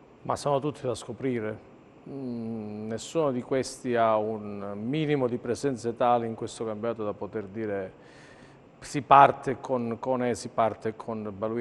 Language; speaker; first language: Italian; native; Italian